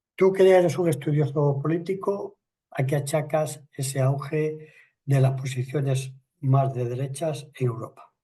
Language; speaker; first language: Spanish; native; Spanish